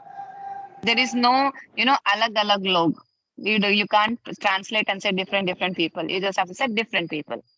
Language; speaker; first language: English; non-native, fluent; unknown